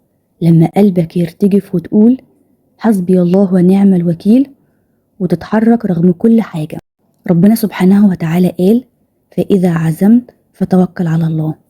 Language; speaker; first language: Arabic; native; Arabic